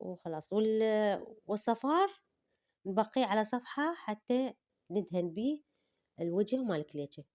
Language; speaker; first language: Arabic; native; Arabic